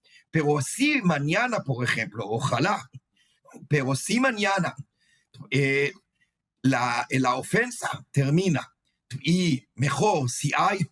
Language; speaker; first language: Spanish; non-native, fluent; Hebrew